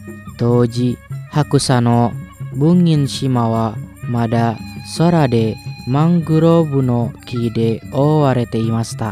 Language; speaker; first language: Japanese; non-native, fluent; Indonesian